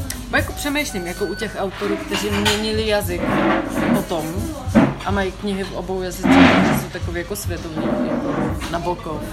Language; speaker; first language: Czech; early bilingual, heritage; Czech